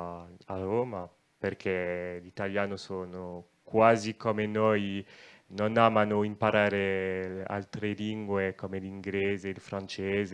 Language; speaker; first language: Italian; non-native, local second language; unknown